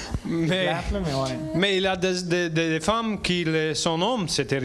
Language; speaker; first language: French; non-native, learner; English